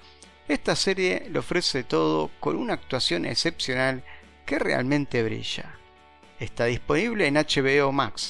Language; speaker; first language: Spanish; native; Spanish